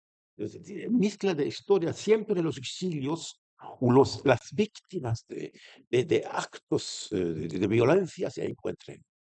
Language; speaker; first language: Spanish; non-native, fluent; Arabic